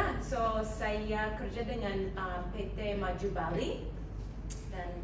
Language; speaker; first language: Indonesian; non-native, learner; English